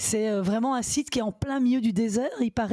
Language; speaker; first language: French; native; French